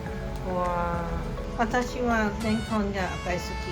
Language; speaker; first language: Japanese; non-native, learner; English